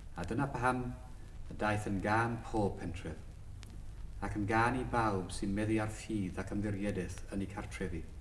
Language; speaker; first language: Welsh; non-native, local second language; English